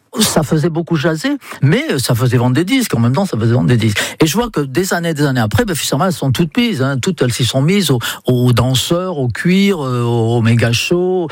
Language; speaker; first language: French; non-native, fluent; English